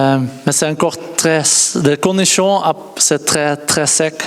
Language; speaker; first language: French; non-native, learner; Dutch